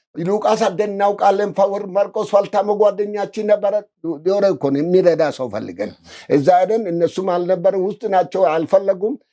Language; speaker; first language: Amharic; non-native, local second language; Wolaytta